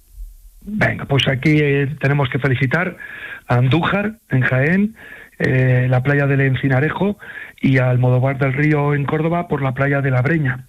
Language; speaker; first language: Spanish; native; Spanish